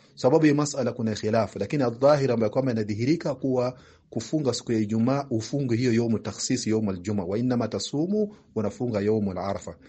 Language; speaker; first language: Swahili; native; Swahili